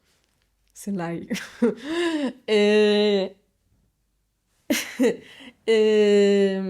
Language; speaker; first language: French; non-native, fluent; Portuguese